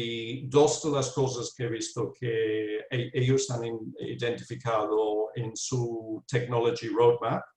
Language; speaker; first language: Spanish; non-native, fluent; English